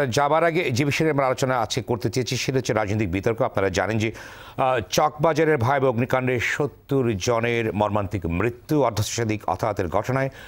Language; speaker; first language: Bangla; native; Bangla